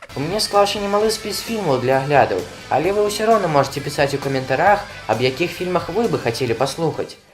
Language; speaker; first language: Belarusian; non-native, local second language; Russian